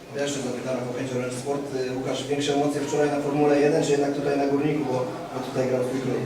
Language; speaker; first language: Polish; native; Polish